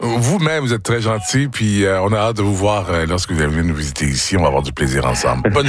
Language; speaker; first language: French; native; French